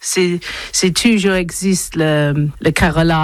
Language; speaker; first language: French; non-native, learner; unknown